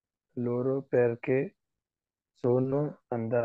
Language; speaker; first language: Italian; non-native, learner; Bangla